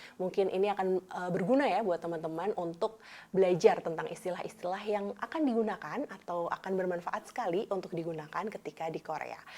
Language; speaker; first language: Indonesian; native; Indonesian